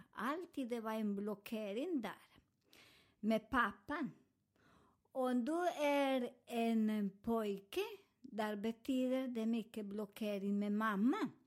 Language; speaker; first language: Swedish; non-native, fluent; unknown